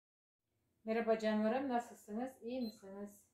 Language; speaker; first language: Turkish; non-native, fluent; Russian